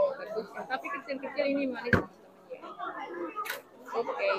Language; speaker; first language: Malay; non-native, local second language; Javanese